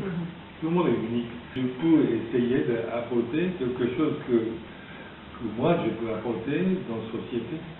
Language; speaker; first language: French; non-native, fluent; Japanese